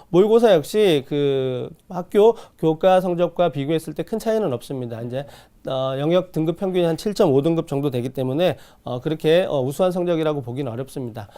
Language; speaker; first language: Korean; native; Korean